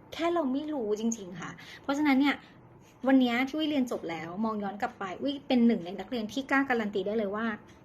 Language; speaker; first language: Thai; native; Thai